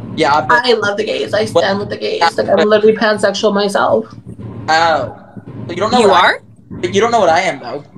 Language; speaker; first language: English; native; English